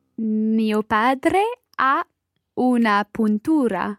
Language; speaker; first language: Italian; non-native, learner; English